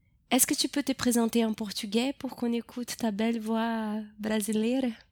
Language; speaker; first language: French; non-native, fluent; Portuguese